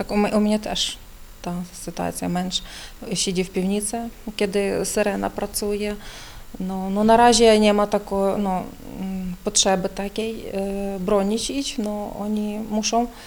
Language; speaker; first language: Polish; non-native, learner; Ukrainian